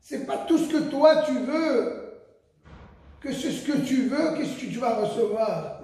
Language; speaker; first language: French; native; French